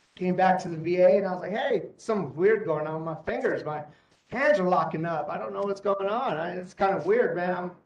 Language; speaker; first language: English; native; English